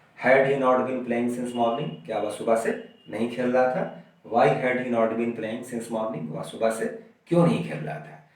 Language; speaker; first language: Hindi; native; Hindi